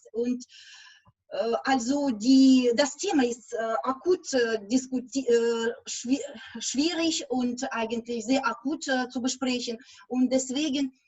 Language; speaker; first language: German; non-native, fluent; Russian